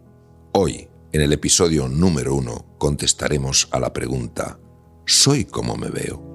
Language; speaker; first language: Spanish; native; Spanish